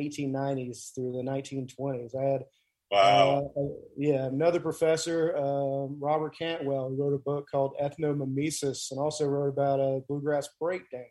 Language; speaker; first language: English; native; English